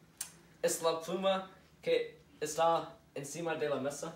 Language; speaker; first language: Spanish; non-native, learner; English